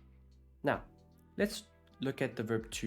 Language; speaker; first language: English; non-native, fluent; Italian